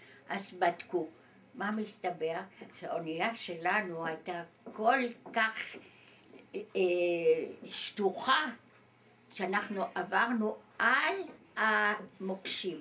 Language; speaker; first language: Hebrew; early bilingual, other home language; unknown